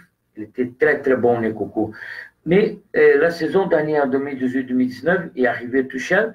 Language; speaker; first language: French; non-native, fluent; Portuguese